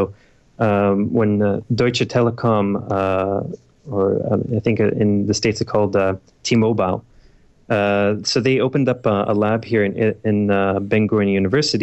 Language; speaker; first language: English; native; English